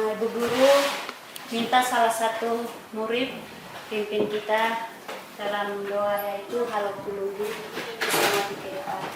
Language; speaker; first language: Indonesian; non-native, local second language; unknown